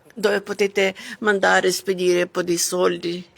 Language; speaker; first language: Italian; non-native, learner; Ukrainian